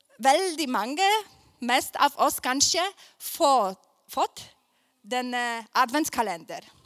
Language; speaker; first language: Swedish; non-native, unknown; Polish